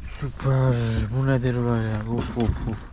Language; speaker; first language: Turkish; native; Turkish